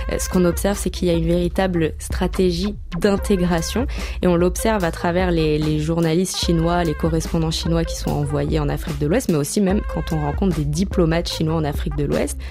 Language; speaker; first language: French; native; French